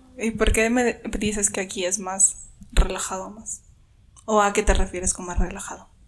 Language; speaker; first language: Spanish; native; Spanish